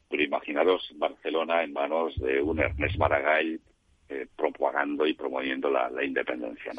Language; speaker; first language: Spanish; non-native, local second language; Catalan